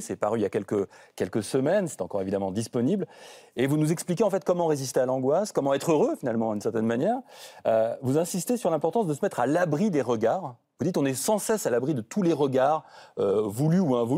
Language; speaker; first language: French; native; French